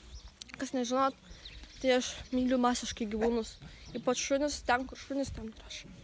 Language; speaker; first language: Lithuanian; native; Lithuanian